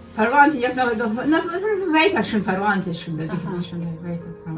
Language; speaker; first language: German; native; German